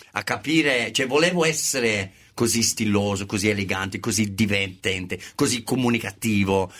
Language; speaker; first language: Italian; non-native, fluent; English